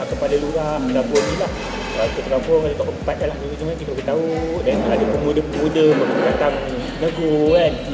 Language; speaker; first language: Malay; native; Malay